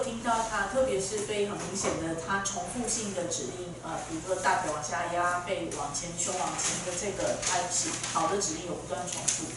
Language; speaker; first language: Chinese; native; Chinese